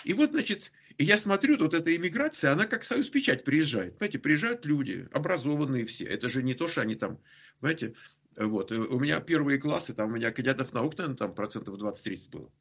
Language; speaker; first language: Russian; native; Russian